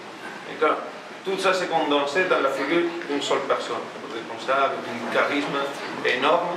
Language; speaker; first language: French; non-native, fluent; Spanish